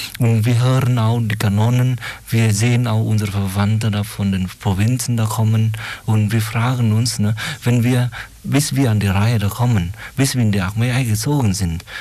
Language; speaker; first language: German; non-native, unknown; Vietnamese